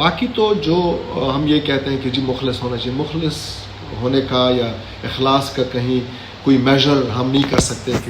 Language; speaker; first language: Hindi; non-native, local second language; Pashto